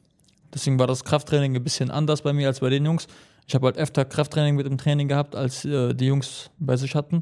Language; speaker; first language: German; early bilingual, other home language; Chechen